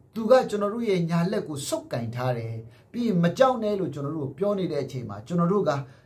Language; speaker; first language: Burmese; non-native, local second language; S'gaw Karen